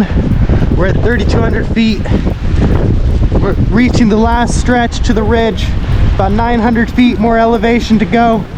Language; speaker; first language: English; native; English